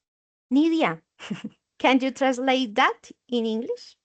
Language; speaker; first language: English; non-native, learner; Spanish